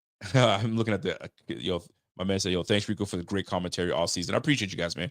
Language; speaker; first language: English; native; English